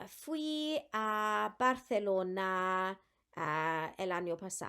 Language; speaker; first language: Spanish; non-native, fluent; Welsh